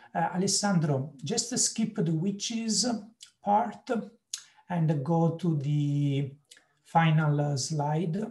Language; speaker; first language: English; non-native, fluent; Italian